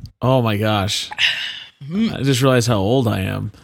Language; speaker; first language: English; native; English